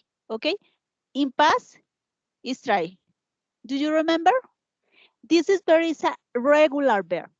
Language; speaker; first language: English; non-native, learner; Spanish